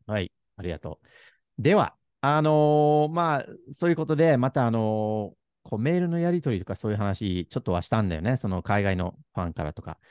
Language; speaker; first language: Japanese; non-native, fluent; English